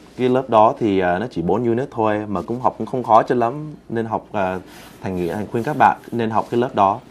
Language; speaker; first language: Vietnamese; early bilingual, heritage; Vietnamese